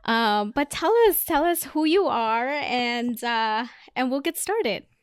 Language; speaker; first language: English; native; English